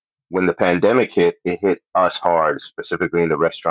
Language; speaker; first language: English; non-native, fluent; Spanish